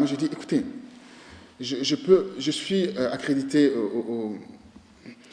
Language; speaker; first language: French; non-native, local second language; Lingala